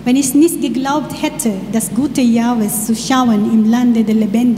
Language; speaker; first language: German; non-native, learner; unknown